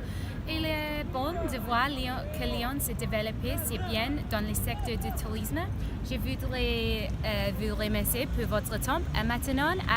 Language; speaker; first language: French; non-native, learner; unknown